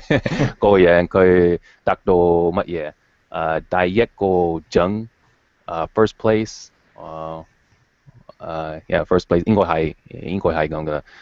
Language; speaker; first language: Chinese; non-native, fluent; English